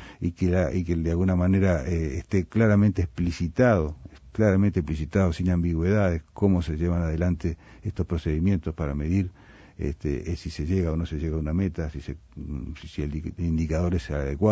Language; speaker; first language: Spanish; native; Spanish